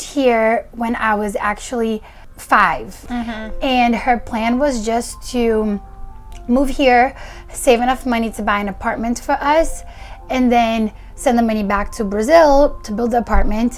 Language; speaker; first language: English; early bilingual, other home language; Portuguese